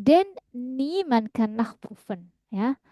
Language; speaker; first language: German; non-native, fluent; Indonesian